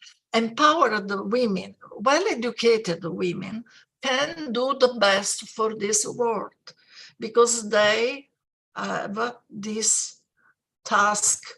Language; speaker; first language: English; non-native, fluent; Italian